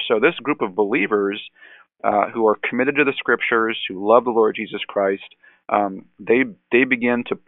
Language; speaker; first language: English; native; English